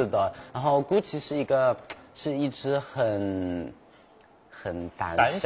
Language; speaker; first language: Chinese; non-native, fluent; Thai